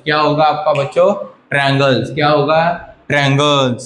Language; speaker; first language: Hindi; non-native, local second language; Marathi